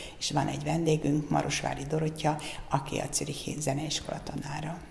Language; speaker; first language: Hungarian; native; Hungarian